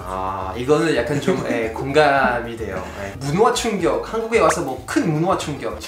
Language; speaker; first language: Korean; non-native, fluent; French